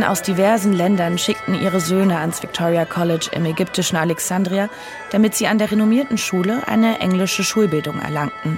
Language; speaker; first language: German; native; German